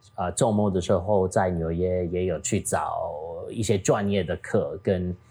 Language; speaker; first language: Chinese; non-native, fluent; Min Nan Chinese